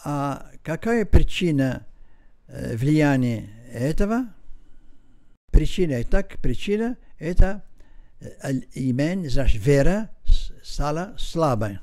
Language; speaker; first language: Russian; non-native, learner; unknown